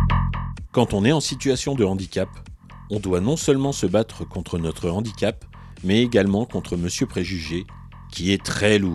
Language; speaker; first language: French; native; French